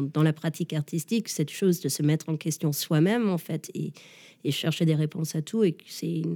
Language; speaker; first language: French; early bilingual, other home language; Danish